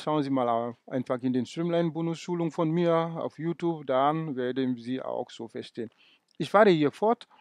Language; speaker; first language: German; non-native, fluent; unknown